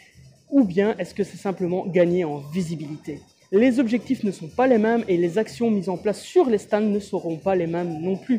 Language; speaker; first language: French; native; French